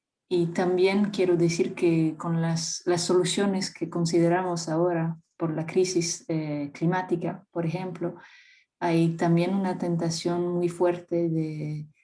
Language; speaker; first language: Spanish; non-native, fluent; French